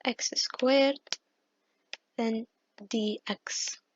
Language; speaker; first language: English; non-native, fluent; Arabic